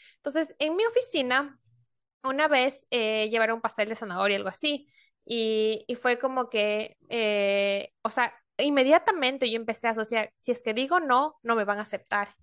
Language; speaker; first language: Spanish; native; Spanish